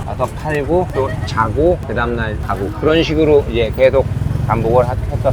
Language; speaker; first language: Korean; native; Korean